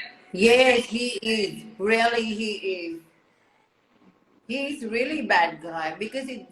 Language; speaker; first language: English; non-native, learner; Hindi